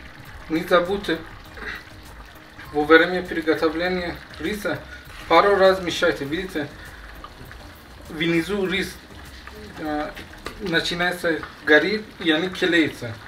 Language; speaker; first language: Russian; non-native, learner; Persian